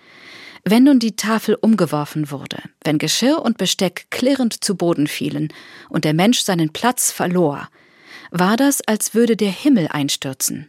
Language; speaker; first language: German; native; German